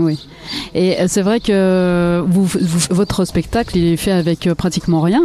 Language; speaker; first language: French; native; French